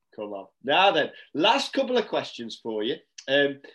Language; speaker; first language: English; native; English